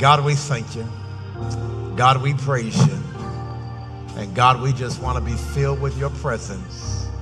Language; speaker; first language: English; native; English